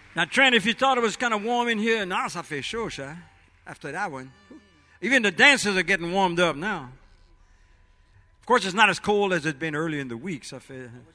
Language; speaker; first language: English; early bilingual, other home language; French